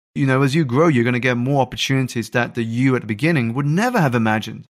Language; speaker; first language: English; native; English